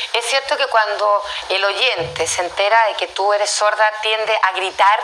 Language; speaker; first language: Spanish; native; Spanish